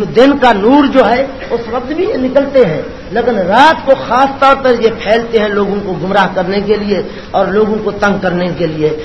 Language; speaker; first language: Urdu; non-native, local second language; Punjabi